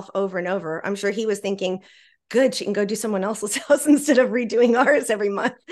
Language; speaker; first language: English; native; English